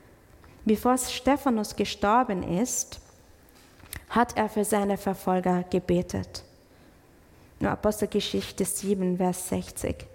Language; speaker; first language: German; non-native, fluent; English